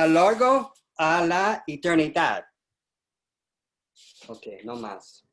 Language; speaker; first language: Spanish; non-native, learner; English